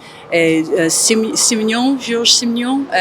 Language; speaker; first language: French; non-native, learner; English